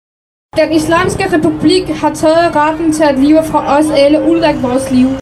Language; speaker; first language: Danish; non-native, learner; Kurdish